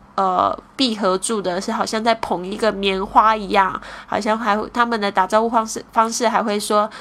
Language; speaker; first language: Chinese; native; Chinese